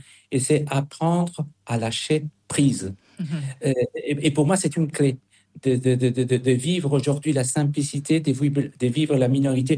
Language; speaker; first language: French; non-native, fluent; Spanish